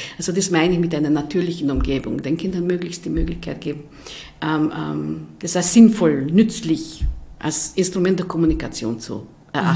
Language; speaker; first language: German; non-native, fluent; Hungarian